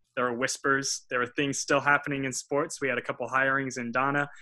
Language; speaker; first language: English; native; English